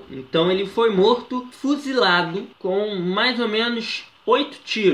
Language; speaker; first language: Portuguese; native; Portuguese